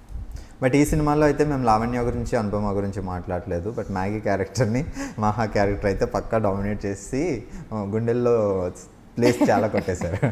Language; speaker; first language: Telugu; native; Telugu